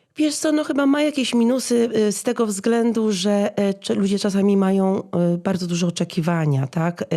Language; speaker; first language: Polish; native; Polish